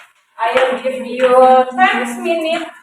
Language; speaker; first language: English; non-native, learner; Indonesian